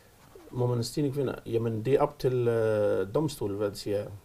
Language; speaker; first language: Danish; non-native, fluent; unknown